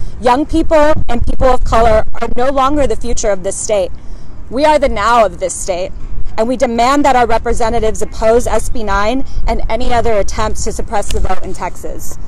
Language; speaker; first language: English; early bilingual, other home language; Spanish